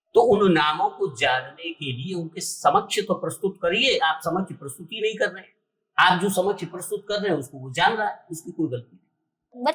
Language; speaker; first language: Hindi; native; Hindi